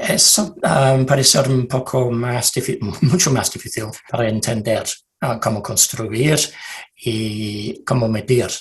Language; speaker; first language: Spanish; non-native, fluent; English